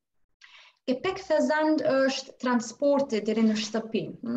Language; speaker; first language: German; non-native, fluent; Albanian